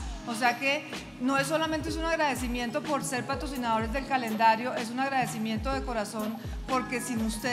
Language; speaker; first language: Spanish; native; Spanish